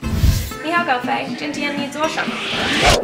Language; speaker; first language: Chinese; non-native, learner; English